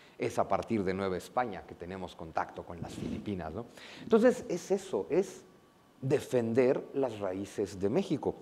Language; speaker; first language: Spanish; native; Spanish